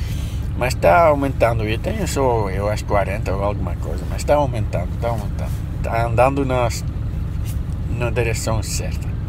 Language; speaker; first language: Portuguese; non-native, fluent; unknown